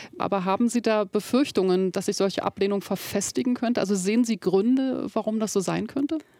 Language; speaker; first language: German; native; German